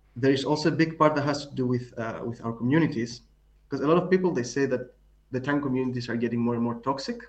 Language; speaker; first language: English; non-native, fluent; Greek